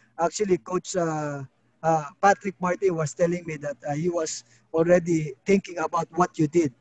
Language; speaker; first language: English; non-native, local second language; Filipino